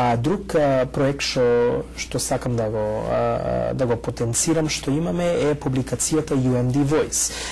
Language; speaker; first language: Macedonian; early bilingual, heritage; Macedonian